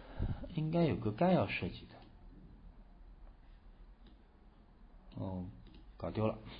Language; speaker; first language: Chinese; native; Chinese